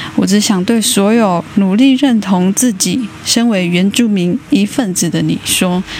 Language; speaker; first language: Chinese; native; Chinese